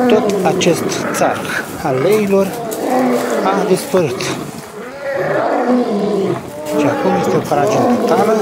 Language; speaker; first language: Romanian; native; Romanian